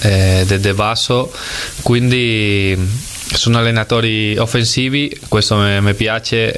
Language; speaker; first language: Italian; non-native, learner; Spanish